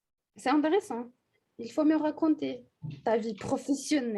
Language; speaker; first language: French; non-native, fluent; Russian